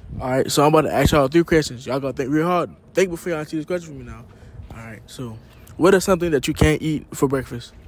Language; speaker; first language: English; native; English